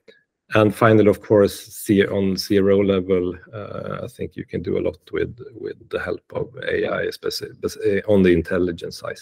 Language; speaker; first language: English; non-native, fluent; Swedish